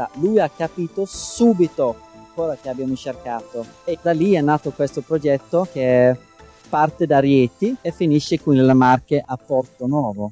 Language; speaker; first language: Italian; non-native, fluent; Norwegian